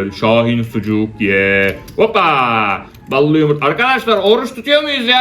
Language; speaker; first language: Turkish; native; Turkish